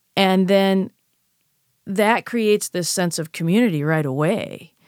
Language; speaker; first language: English; native; English